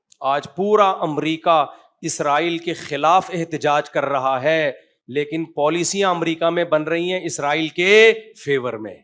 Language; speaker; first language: Urdu; native; Urdu